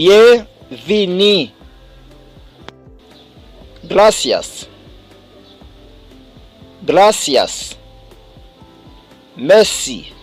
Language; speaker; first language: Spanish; non-native, fluent; Haitian Creole